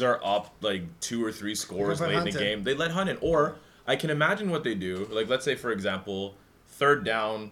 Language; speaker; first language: English; native; English